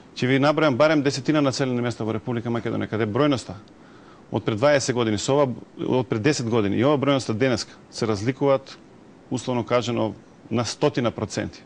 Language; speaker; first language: Macedonian; non-native, local second language; Serbian